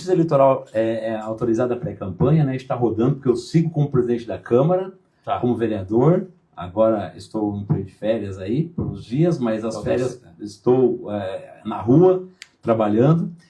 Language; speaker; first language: Portuguese; native; Portuguese